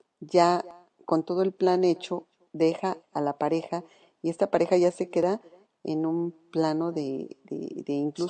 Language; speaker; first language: Spanish; native; Spanish